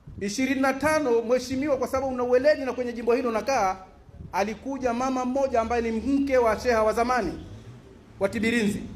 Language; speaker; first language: Swahili; native; Swahili